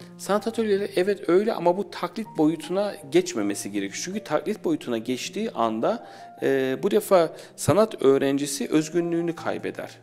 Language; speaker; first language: Turkish; native; Turkish